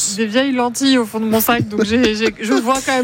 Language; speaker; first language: French; native; French